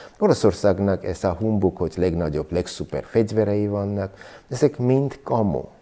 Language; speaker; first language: Hungarian; non-native, learner; Armenian